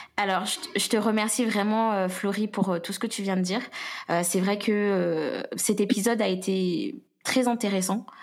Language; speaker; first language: French; native; French